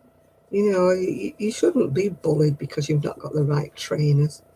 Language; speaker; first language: English; native; English